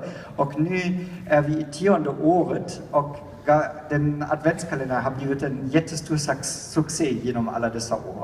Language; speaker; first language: Swedish; non-native, fluent; German